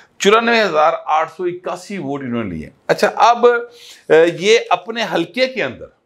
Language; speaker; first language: Urdu; non-native, local second language; Punjabi